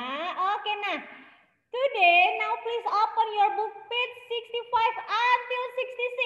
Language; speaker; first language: English; non-native, learner; Indonesian